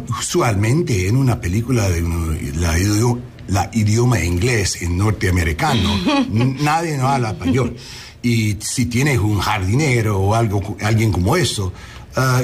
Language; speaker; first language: Spanish; non-native, learner; English